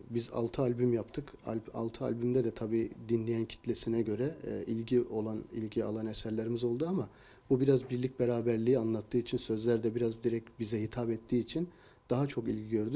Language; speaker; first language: Turkish; native; Turkish